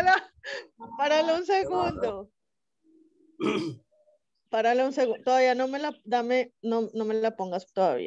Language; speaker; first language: Spanish; native; Spanish